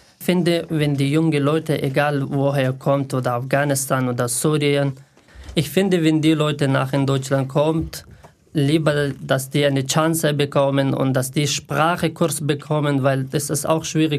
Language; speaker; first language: German; non-native, learner; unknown